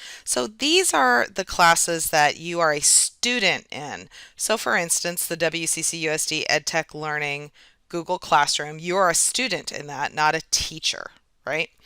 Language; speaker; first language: English; native; English